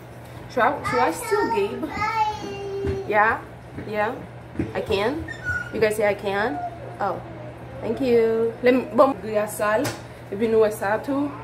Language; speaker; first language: English; non-native, local second language; Haitian Creole